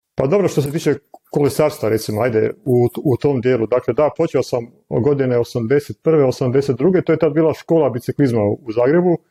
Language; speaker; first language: Croatian; native; Croatian